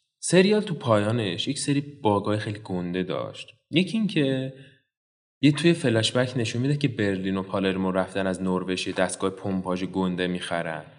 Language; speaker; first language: Persian; native; Persian